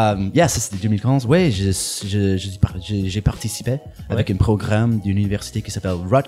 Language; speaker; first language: French; non-native, fluent; English